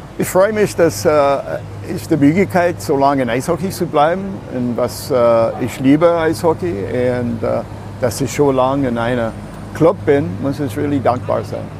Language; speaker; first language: German; non-native, learner; English